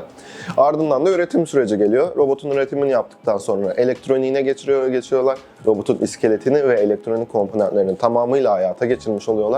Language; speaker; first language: Turkish; native; Turkish